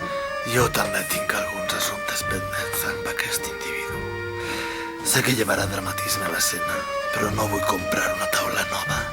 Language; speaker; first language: Catalan; native; Catalan